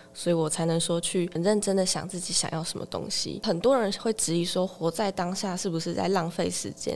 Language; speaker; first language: Chinese; native; Chinese